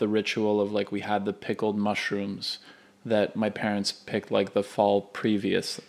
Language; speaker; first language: English; non-native, fluent; Polish